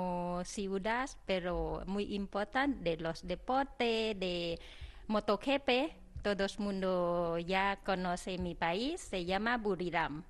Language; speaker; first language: Spanish; non-native, learner; Thai